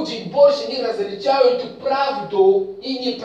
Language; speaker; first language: Russian; non-native, fluent; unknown